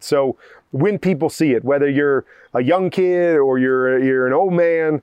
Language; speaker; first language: English; native; English